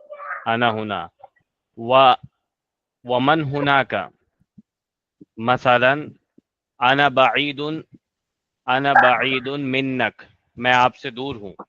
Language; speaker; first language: Arabic; non-native, fluent; Urdu